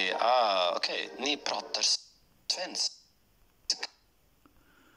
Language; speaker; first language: Swedish; non-native, learner; English